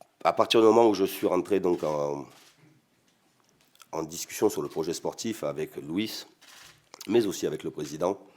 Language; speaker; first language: French; native; French